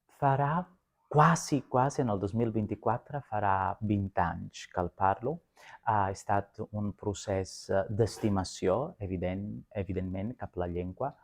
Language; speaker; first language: Catalan; non-native, fluent; Sicilian